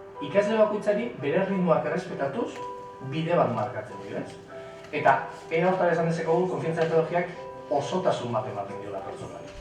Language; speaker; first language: Basque; native; Basque